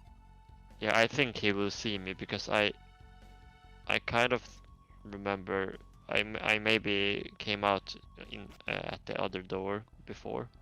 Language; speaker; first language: English; non-native, fluent; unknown